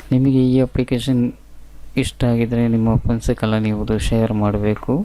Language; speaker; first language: Kannada; non-native, local second language; Urdu